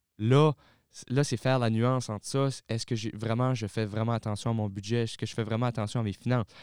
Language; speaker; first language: French; native; French